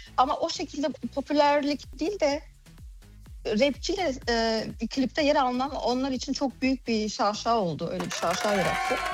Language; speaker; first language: Turkish; early bilingual, heritage; Turkish